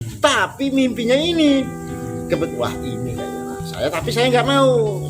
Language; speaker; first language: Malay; non-native, local second language; Javanese